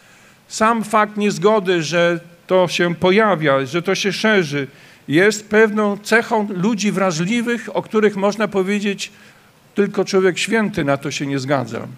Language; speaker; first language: Polish; native; Polish